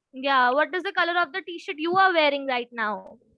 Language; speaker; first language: English; non-native, local second language; Hindi